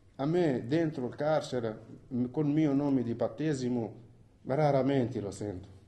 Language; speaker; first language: Italian; non-native, fluent; Arabic